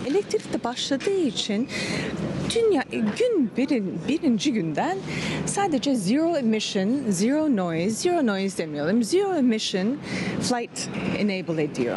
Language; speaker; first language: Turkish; early bilingual, heritage; Turkish